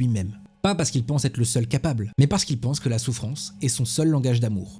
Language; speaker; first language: French; native; French